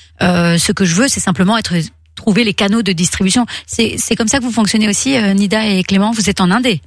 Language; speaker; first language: French; native; French